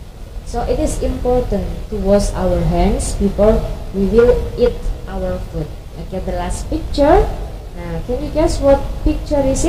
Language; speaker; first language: English; non-native, fluent; Indonesian